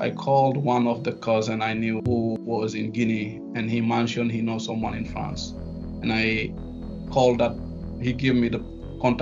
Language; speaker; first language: English; non-native, fluent; Fula